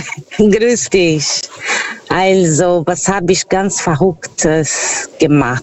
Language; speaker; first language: German; non-native, learner; Portuguese